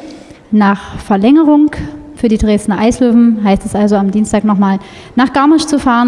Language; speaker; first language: German; native; German